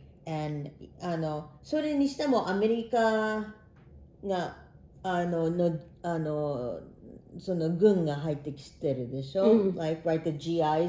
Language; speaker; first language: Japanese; early bilingual, heritage; Japanese